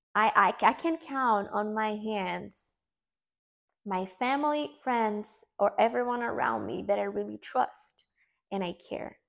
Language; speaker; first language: English; non-native, fluent; Portuguese